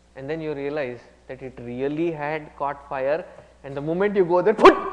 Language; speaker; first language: English; non-native, local second language; Hindi